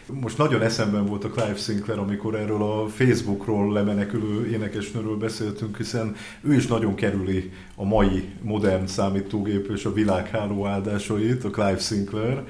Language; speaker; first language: Hungarian; native; Hungarian